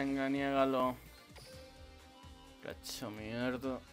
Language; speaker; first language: Spanish; native; Spanish